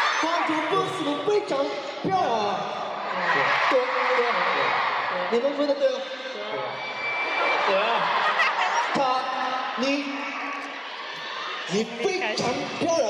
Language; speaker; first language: Chinese; non-native, learner; Korean